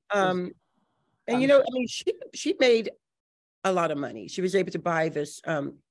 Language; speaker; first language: English; native; English